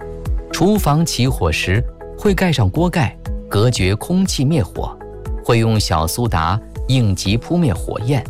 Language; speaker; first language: Chinese; native; Chinese